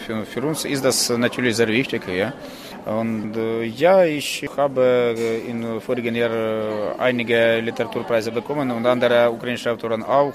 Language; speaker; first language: German; non-native, learner; Ukrainian